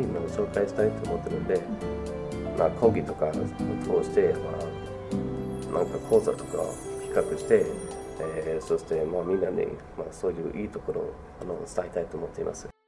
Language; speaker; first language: Japanese; non-native, fluent; English